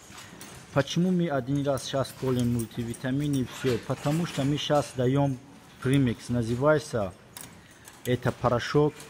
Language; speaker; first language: Russian; non-native, fluent; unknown